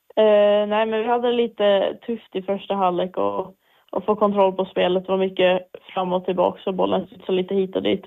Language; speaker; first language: Swedish; native; Swedish